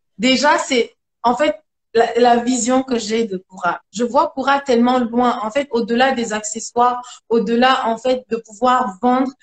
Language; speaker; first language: French; non-native, local second language; Mandingo